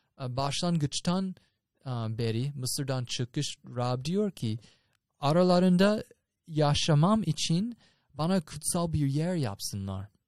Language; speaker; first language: Turkish; non-native, fluent; English